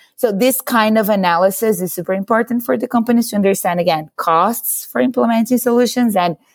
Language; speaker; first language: English; non-native, fluent; Portuguese